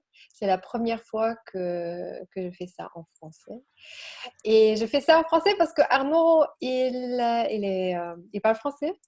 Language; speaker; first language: French; non-native, learner; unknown